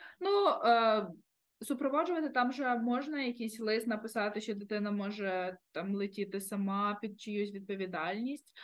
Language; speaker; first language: Ukrainian; native; Ukrainian